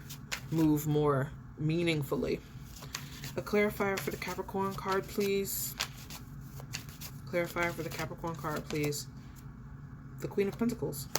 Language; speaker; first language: English; native; English